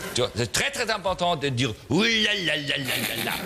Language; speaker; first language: French; non-native, learner; German